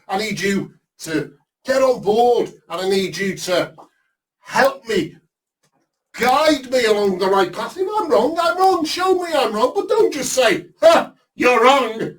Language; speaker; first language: English; native; English